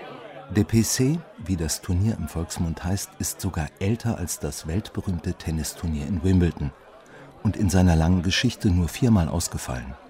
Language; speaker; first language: German; native; German